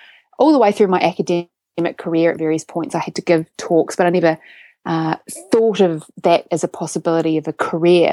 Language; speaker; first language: English; native; English